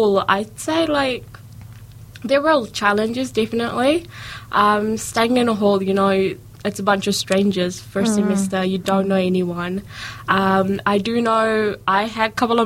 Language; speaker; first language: English; native; English